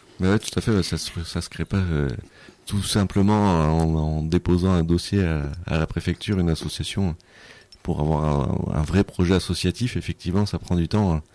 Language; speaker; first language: French; native; French